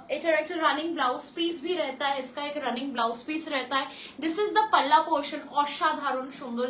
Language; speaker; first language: Hindi; non-native, local second language; Bangla